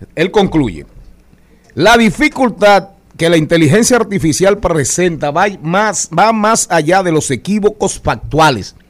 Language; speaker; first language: Spanish; native; Spanish